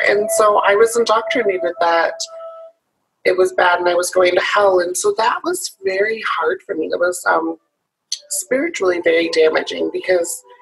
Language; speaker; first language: English; native; English